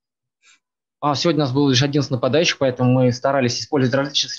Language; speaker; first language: Russian; native; Russian